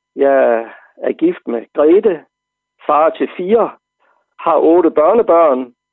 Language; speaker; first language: Danish; native; Danish